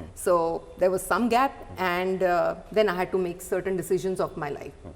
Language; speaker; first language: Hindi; non-native, local second language; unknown